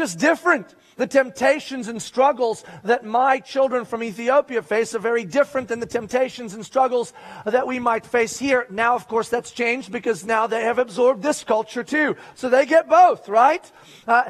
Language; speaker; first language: English; native; English